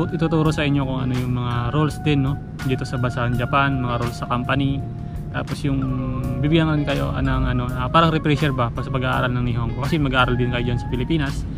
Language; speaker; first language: Filipino; native; Filipino